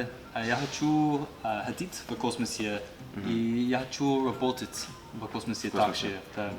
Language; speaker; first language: Russian; non-native, learner; English